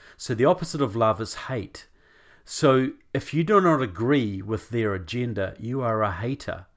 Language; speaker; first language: English; native; English